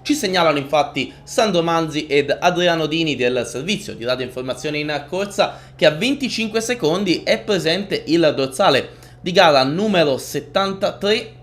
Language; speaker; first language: Italian; native; Italian